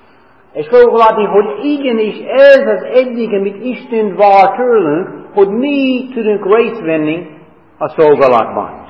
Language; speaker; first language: Hungarian; non-native, fluent; English